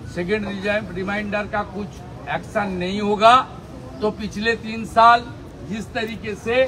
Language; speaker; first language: Hindi; non-native, local second language; Bangla